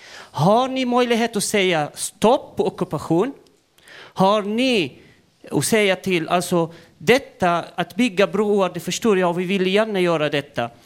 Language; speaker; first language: Swedish; non-native, fluent; Arabic